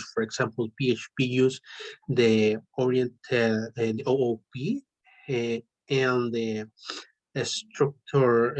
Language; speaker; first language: English; non-native, learner; Spanish